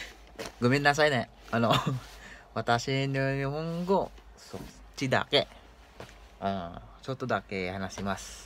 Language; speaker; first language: Japanese; non-native, learner; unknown